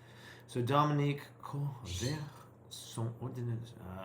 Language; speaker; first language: French; non-native, learner; English